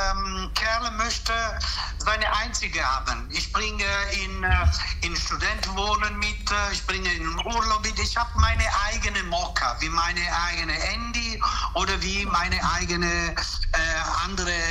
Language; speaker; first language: German; non-native, fluent; Italian